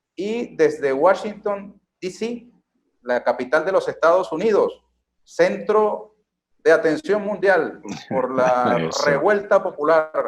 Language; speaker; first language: Spanish; native; Spanish